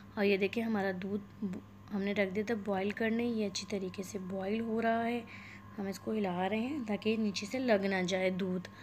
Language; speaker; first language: Hindi; native; Hindi